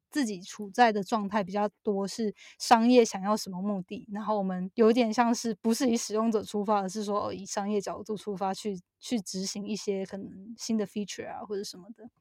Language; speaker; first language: Chinese; native; Chinese